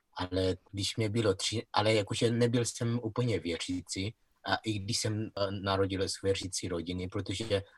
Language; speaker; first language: Czech; non-native, learner; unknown